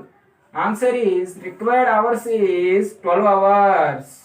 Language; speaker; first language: English; non-native, local second language; Telugu